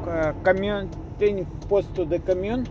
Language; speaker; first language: Spanish; non-native, learner; Russian